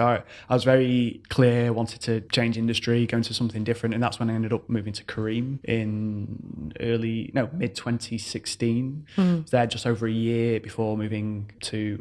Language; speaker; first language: English; native; English